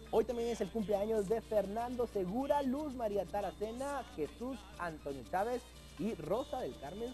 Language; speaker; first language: Spanish; native; Spanish